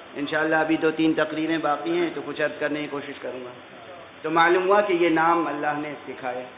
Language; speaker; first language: Urdu; native; Urdu